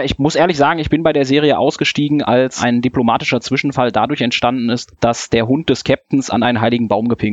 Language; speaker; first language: German; native; German